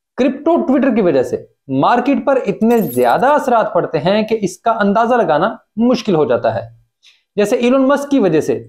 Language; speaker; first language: Urdu; native; Urdu